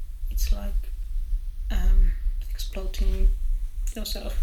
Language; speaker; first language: English; non-native, fluent; Finnish